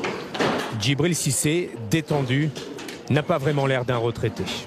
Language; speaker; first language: French; native; French